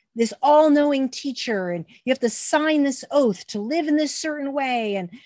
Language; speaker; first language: English; native; English